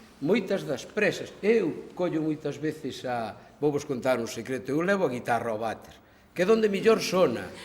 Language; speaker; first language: Galician; native; Galician